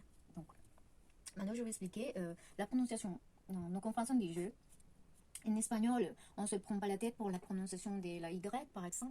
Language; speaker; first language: French; non-native, fluent; Spanish